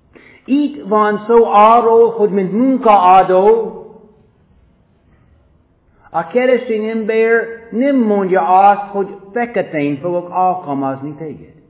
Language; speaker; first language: Hungarian; non-native, fluent; English